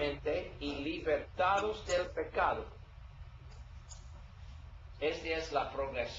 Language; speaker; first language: Spanish; non-native, learner; English